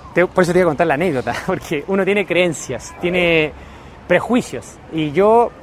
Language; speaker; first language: Spanish; native; Spanish